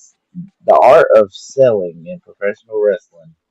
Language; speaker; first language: English; native; English